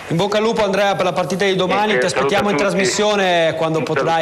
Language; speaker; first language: Italian; native; Italian